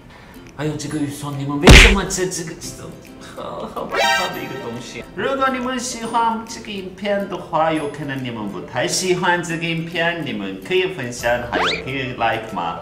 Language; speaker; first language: Chinese; non-native, fluent; Turkish